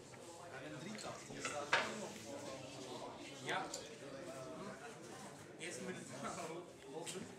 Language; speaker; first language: Dutch; native; Dutch